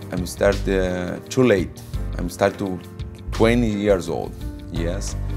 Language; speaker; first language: English; non-native, learner; Portuguese